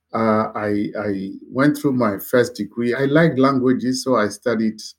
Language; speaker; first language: English; non-native, local second language; Akan